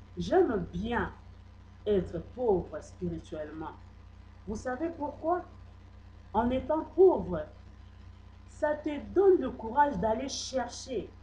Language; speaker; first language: French; non-native, local second language; Lingala